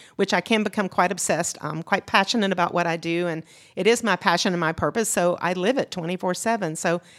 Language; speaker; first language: English; native; English